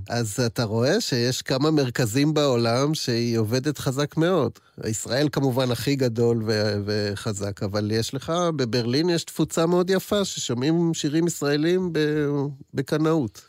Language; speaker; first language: Hebrew; native; Hebrew